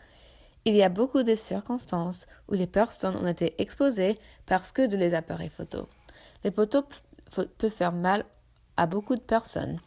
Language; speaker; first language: French; non-native, learner; English